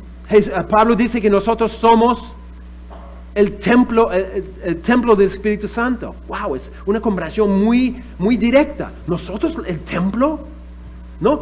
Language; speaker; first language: Spanish; non-native, fluent; English